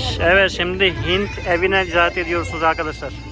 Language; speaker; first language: Turkish; non-native, fluent; Hindi